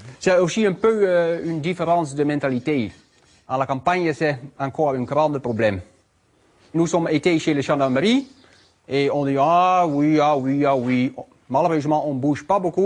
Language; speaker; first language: French; non-native, learner; Dutch